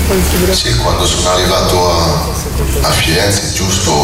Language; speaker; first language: Italian; non-native, learner; French